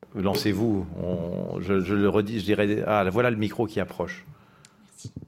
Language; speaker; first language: French; native; French